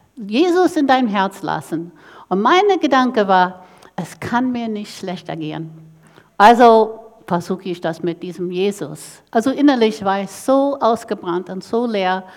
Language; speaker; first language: German; non-native, fluent; English